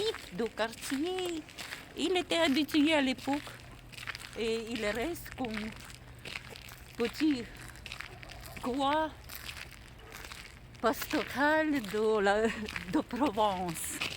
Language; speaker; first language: French; non-native, learner; Russian